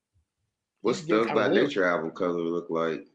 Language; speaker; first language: English; native; English